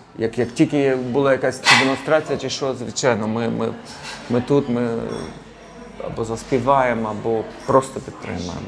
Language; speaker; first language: Ukrainian; native; Ukrainian